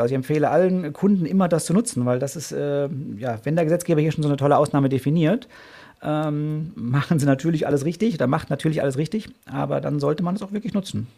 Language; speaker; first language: German; native; German